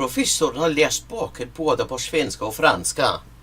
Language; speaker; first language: Swedish; non-native, learner; English